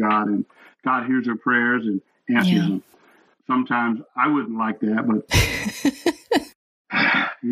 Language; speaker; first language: English; native; English